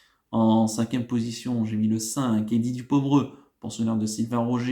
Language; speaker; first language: French; native; French